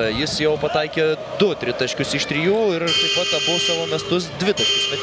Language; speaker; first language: Lithuanian; native; Lithuanian